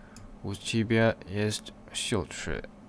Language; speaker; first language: Russian; non-native, learner; English